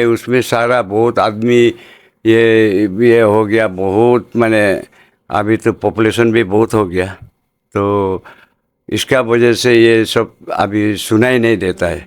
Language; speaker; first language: Hindi; non-native, local second language; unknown